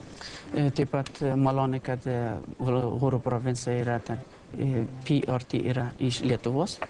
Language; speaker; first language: Lithuanian; non-native, learner; Persian